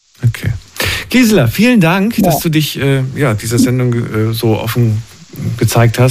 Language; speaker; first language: German; native; German